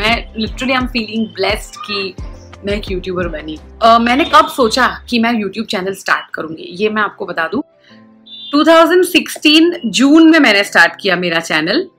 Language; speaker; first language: Hindi; non-native, local second language; Gujarati